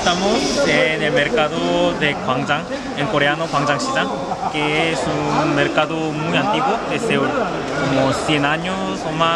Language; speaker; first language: Spanish; non-native, fluent; Korean